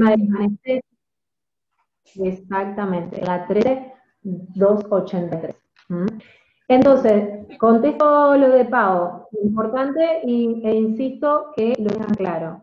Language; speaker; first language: Spanish; native; Spanish